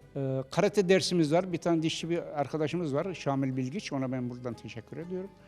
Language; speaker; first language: Turkish; native; Turkish